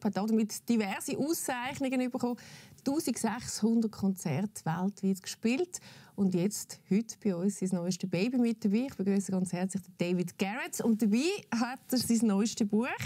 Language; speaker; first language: German; native; German